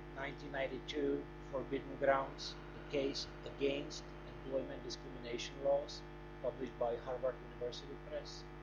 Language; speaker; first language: English; non-native, fluent; Czech